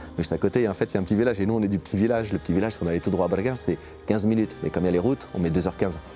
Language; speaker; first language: French; early bilingual, other home language; Portuguese